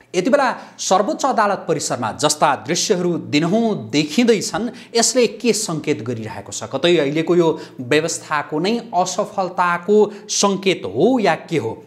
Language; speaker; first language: Nepali; native; Nepali